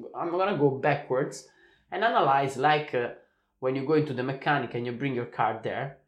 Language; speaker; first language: English; non-native, fluent; Italian